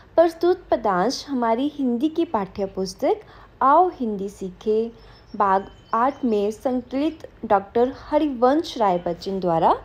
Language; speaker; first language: Hindi; non-native, local second language; Punjabi